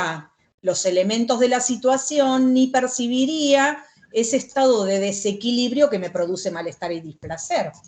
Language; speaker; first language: Spanish; native; Spanish